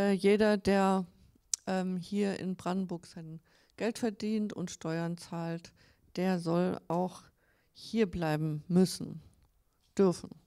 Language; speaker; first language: German; native; German